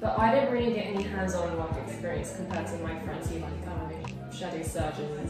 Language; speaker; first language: English; early bilingual, other home language; Korean